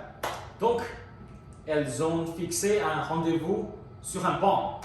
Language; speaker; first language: French; non-native, learner; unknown